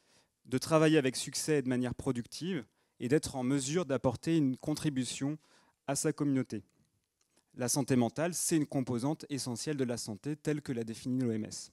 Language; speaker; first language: French; native; French